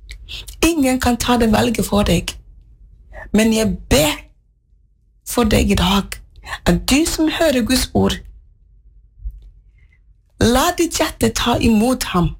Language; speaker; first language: Swedish; non-native, learner; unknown